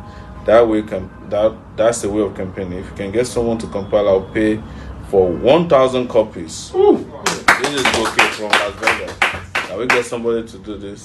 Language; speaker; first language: English; non-native, local second language; Yoruba